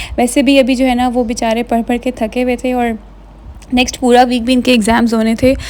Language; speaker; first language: Urdu; native; Urdu